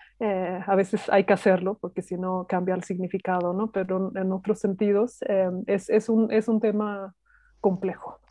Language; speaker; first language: Spanish; non-native, fluent; Swedish